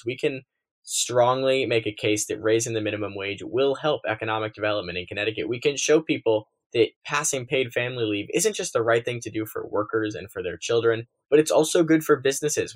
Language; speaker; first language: English; native; English